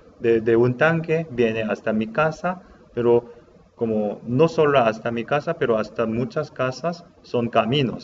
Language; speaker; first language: Spanish; non-native, learner; Korean